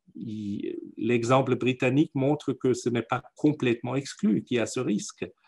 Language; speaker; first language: French; non-native, fluent; German